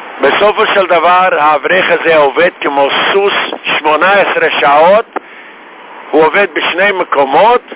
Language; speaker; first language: Hebrew; non-native, fluent; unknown